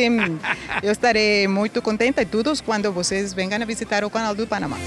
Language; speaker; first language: Portuguese; non-native, learner; Spanish